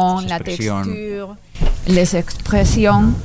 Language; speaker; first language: French; non-native, learner; Spanish